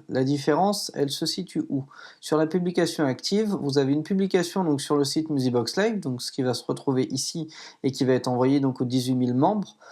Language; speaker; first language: French; native; French